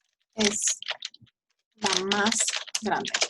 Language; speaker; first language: Spanish; early bilingual, heritage; Spanish